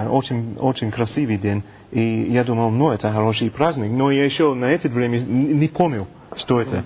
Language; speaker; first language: Russian; non-native, learner; English